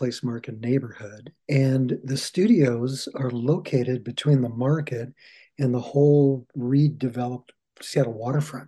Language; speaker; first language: English; native; English